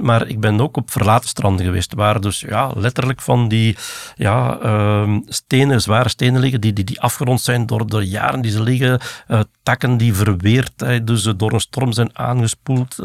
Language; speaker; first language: Dutch; native; Dutch